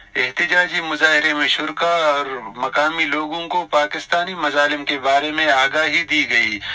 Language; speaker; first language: Urdu; non-native, local second language; Baluchi